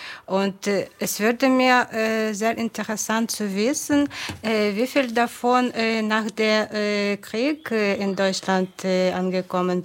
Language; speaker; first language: German; non-native, fluent; Ukrainian